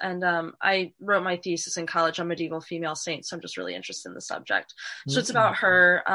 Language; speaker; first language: English; native; English